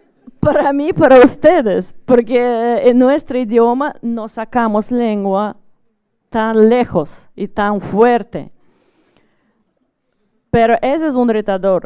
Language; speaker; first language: Spanish; non-native, learner; Russian